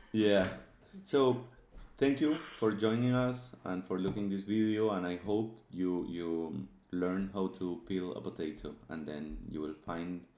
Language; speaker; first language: English; non-native, fluent; Spanish